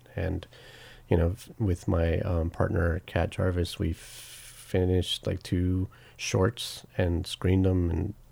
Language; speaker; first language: English; native; English